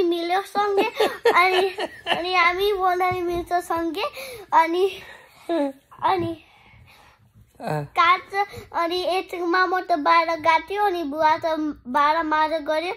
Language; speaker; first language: Nepali; early bilingual, heritage; Nepali